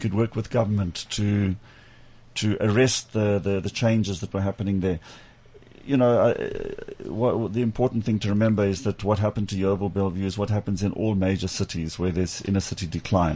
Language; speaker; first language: English; native; English